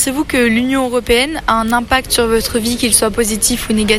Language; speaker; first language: French; native; French